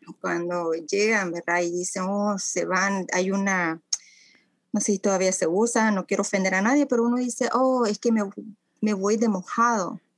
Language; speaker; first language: Spanish; native; Spanish